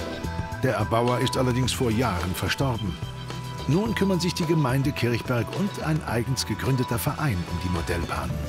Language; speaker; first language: German; native; German